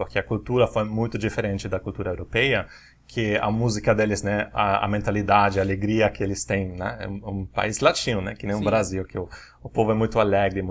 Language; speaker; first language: Portuguese; non-native, fluent; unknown